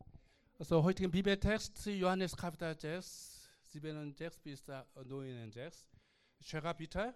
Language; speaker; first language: German; non-native, learner; Korean